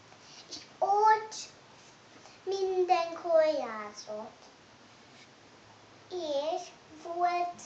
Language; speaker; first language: Hungarian; non-native, learner; English